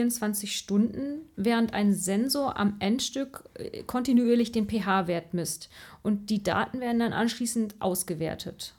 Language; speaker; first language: German; native; German